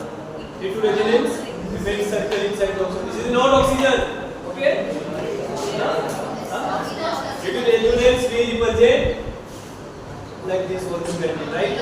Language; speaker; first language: English; non-native, local second language; Hindi